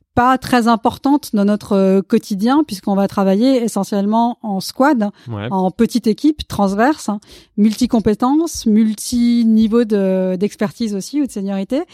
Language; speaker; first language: French; non-native, fluent; Malayalam